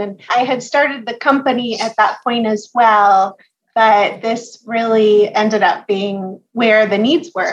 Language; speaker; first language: English; native; English